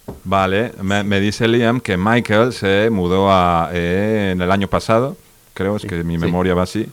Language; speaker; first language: Spanish; native; Spanish